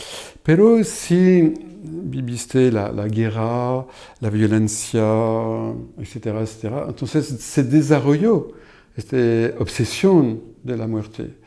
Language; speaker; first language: Spanish; non-native, fluent; French